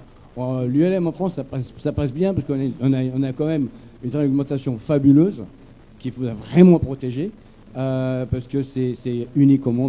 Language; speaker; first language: French; native; French